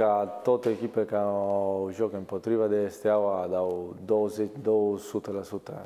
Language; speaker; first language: Romanian; non-native, learner; Italian